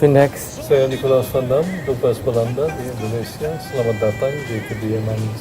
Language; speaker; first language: Indonesian; non-native, fluent; Dutch